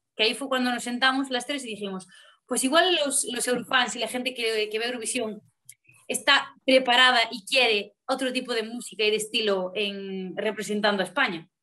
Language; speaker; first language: Spanish; native; Spanish